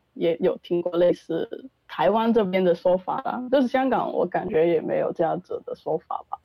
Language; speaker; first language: Chinese; non-native, local second language; Cantonese